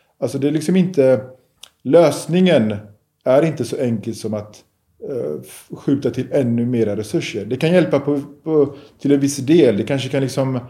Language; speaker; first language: Swedish; early bilingual, other home language; Persian